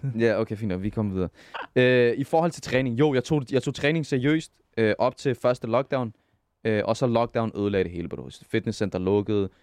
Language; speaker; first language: Danish; early bilingual, other home language; Arabic